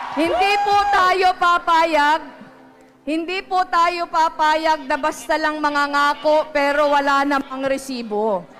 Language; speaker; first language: Filipino; native; Filipino